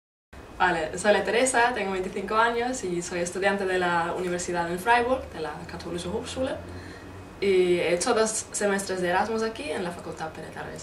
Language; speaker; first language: Spanish; non-native, fluent; German